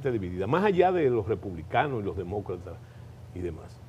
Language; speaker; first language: Spanish; native; Spanish